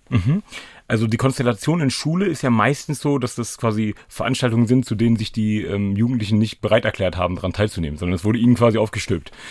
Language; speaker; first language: German; native; German